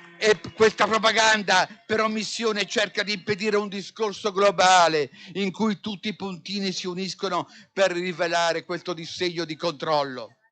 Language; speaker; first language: Italian; native; Italian